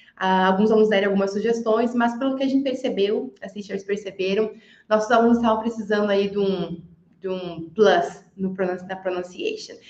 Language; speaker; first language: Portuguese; native; Portuguese